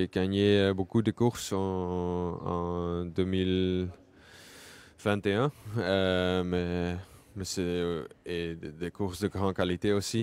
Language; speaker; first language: French; non-native, local second language; Dutch